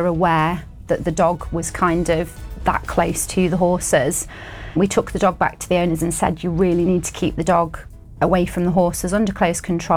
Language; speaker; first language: English; native; English